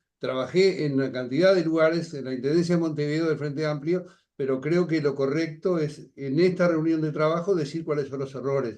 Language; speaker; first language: Spanish; native; Spanish